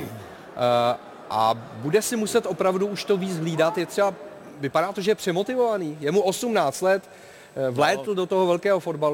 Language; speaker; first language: Czech; native; Czech